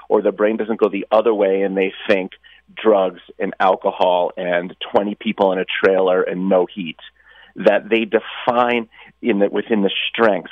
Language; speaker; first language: English; native; English